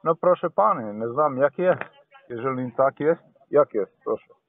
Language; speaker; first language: Polish; non-native, learner; Slovenian